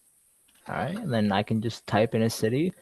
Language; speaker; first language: English; native; English